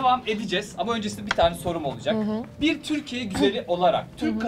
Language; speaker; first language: Turkish; native; Turkish